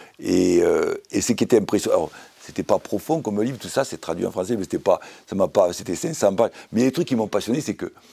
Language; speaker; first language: French; native; French